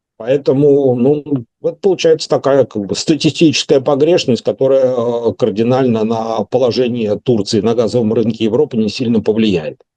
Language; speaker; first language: Russian; native; Russian